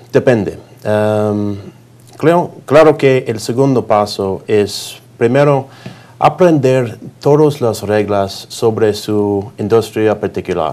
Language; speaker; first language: Spanish; non-native, learner; English